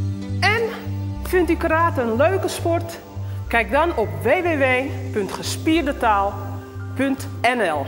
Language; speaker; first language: Dutch; native; Dutch